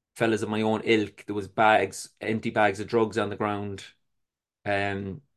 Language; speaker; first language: English; native; English